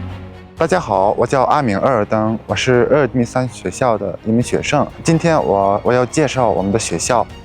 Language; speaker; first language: Chinese; non-native, fluent; Mongolian